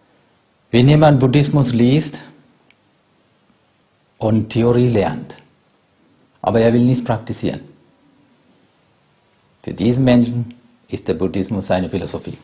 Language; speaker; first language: German; non-native, fluent; Sinhala